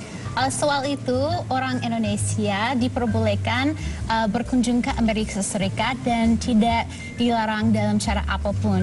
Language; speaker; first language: Indonesian; non-native, fluent; English